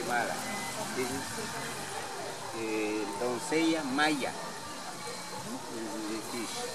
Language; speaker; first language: English; non-native, learner; Spanish